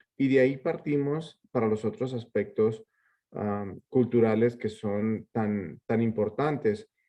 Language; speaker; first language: Spanish; early bilingual, heritage; Spanish